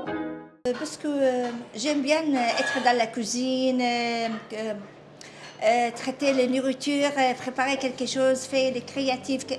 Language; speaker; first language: French; non-native, learner; Arabic